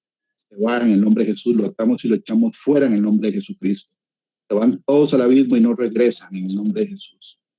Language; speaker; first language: Spanish; native; Spanish